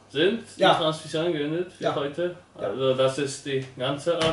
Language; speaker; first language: German; non-native, learner; Polish